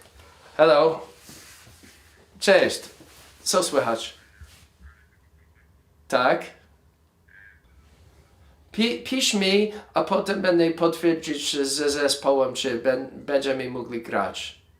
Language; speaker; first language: Polish; non-native, fluent; English